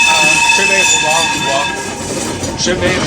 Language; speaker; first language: French; non-native, learner; German